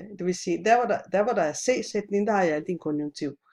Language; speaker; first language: Danish; non-native, fluent; Italian